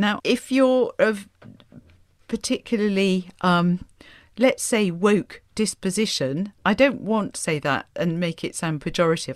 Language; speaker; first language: English; native; English